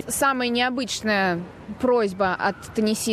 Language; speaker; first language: Russian; native; Russian